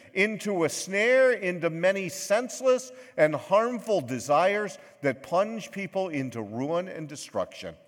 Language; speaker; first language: English; native; English